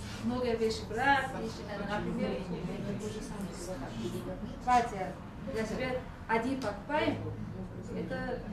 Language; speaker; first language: Russian; non-native, learner; Persian